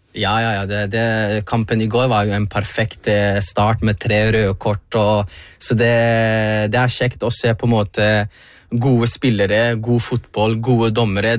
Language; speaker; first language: Norwegian; early bilingual, other home language; Somali